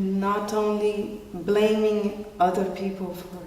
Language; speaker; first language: English; non-native, fluent; Portuguese